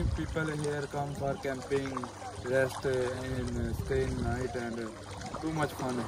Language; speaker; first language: English; non-native, learner; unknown